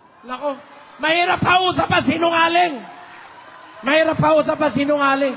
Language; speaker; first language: Filipino; native; Filipino